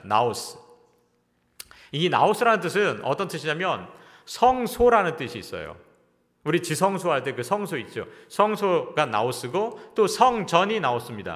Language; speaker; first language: Korean; native; Korean